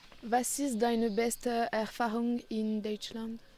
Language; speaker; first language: German; non-native, learner; French